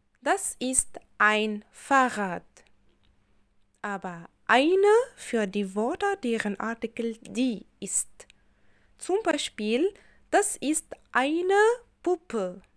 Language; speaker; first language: German; non-native, fluent; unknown